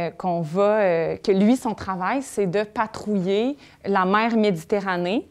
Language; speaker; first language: French; native; French